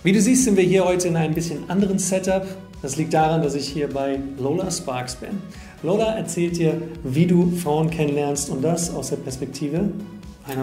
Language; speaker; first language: German; native; German